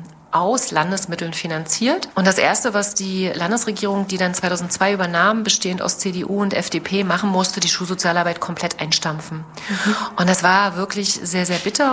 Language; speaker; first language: German; native; German